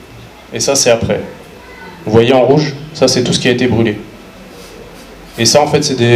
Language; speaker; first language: French; native; French